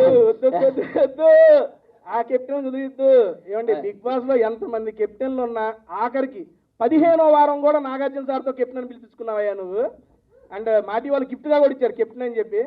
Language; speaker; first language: Telugu; native; Telugu